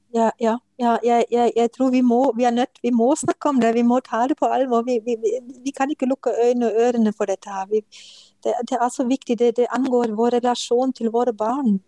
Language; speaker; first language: Norwegian; non-native, fluent; German